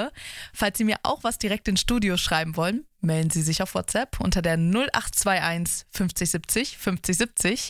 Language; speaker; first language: German; native; German